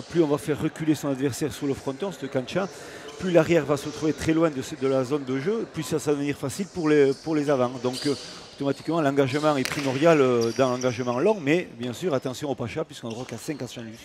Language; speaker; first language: French; native; French